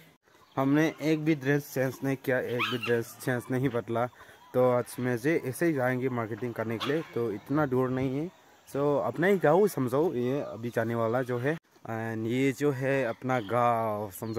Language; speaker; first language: Hindi; non-native, local second language; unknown